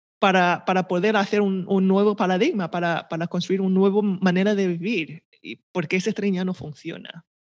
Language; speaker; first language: Spanish; non-native, fluent; Chinese